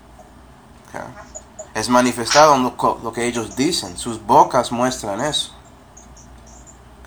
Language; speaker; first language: Spanish; non-native, fluent; English